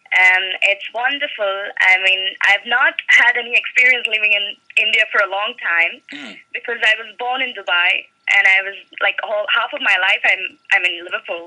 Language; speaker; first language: English; non-native, local second language; Malayalam